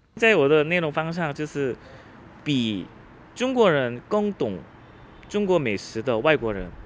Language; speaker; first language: Chinese; non-native, fluent; Korean